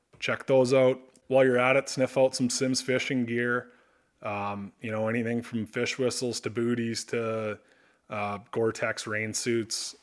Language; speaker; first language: English; native; English